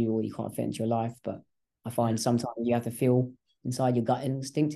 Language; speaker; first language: English; native; English